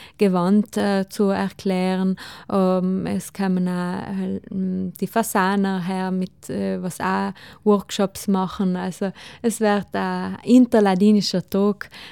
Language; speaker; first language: German; non-native, local second language; Ladin